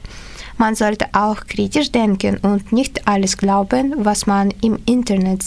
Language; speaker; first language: German; non-native, learner; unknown